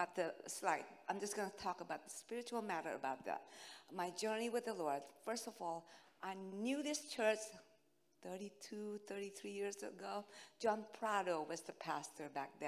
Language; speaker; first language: English; non-native, fluent; Indonesian